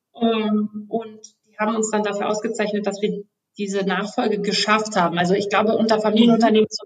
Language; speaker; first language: German; native; German